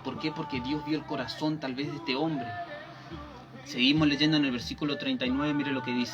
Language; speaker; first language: Spanish; native; Spanish